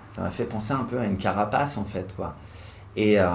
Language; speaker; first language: French; native; French